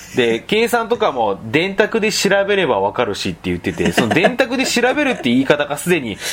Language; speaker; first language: Japanese; early bilingual, heritage; Japanese